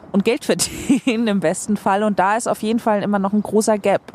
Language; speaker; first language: German; non-native, fluent; Swedish